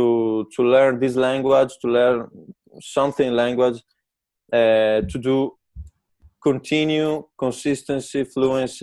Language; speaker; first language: English; non-native, learner; Italian